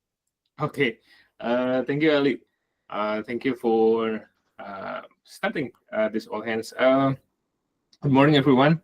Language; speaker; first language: English; non-native, fluent; Indonesian